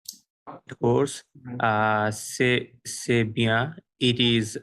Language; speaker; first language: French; non-native, learner; Bangla